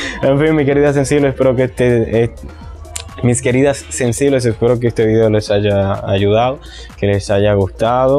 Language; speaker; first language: Spanish; native; Spanish